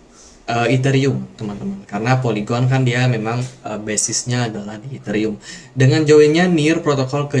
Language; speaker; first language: Indonesian; native; Indonesian